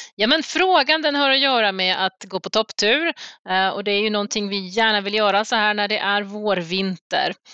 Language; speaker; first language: Swedish; native; Swedish